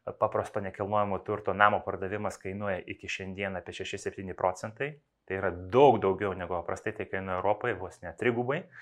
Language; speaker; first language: Lithuanian; non-native, local second language; Russian